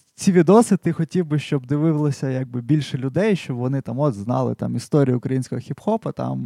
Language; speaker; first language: Ukrainian; non-native, local second language; Russian